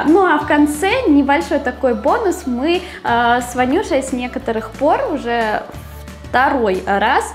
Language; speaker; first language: Russian; native; Russian